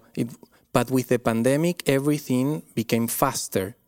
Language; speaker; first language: English; non-native, fluent; Spanish